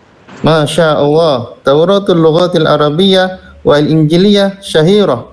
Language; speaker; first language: Arabic; non-native, learner; Indonesian